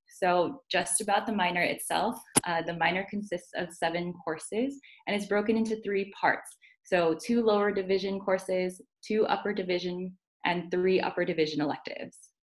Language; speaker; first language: English; native; English